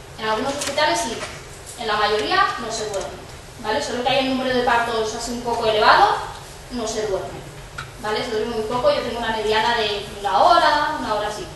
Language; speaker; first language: Spanish; non-native, local second language; Catalan